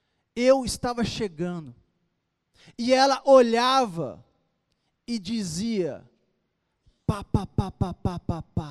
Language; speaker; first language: Portuguese; native; Portuguese